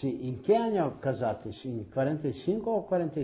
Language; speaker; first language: Spanish; early bilingual, heritage; Ladino